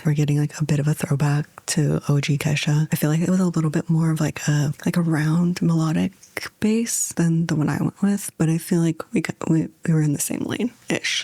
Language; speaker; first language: English; native; English